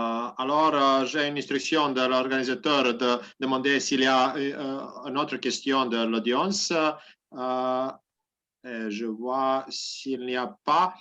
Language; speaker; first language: French; non-native, learner; Serbian